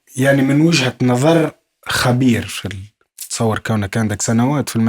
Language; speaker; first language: Arabic; native; Arabic